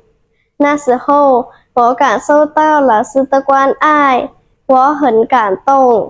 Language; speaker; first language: Chinese; non-native, learner; Thai